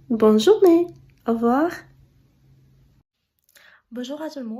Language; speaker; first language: French; non-native, fluent; Russian